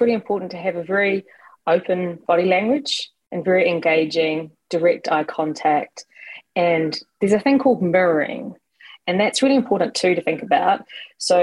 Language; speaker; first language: English; native; English